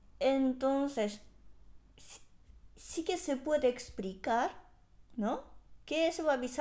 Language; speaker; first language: Spanish; non-native, fluent; Japanese